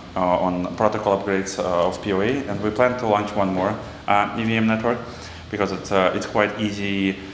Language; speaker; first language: English; non-native, fluent; Russian